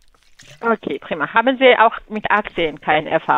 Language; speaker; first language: German; non-native, fluent; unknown